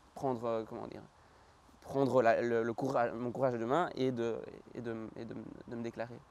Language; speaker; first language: French; native; French